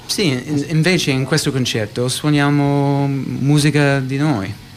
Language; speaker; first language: Italian; non-native, learner; English